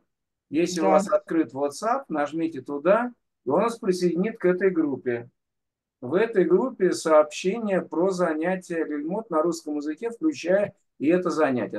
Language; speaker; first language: Russian; native; Russian